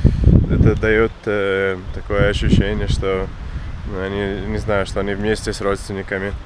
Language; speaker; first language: Russian; non-native, fluent; English